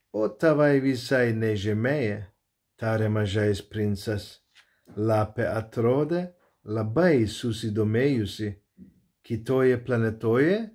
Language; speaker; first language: Lithuanian; non-native, learner; Turkish